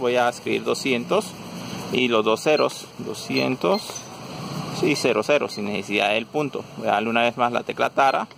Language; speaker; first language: Spanish; native; Spanish